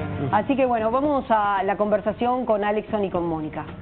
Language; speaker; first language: Spanish; native; Spanish